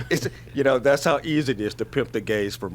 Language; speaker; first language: English; native; English